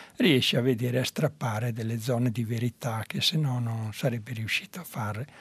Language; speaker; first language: Italian; native; Italian